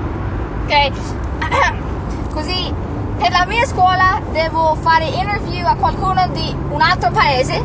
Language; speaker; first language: Italian; non-native, learner; English